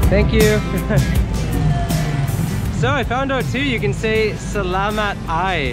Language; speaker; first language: English; native; English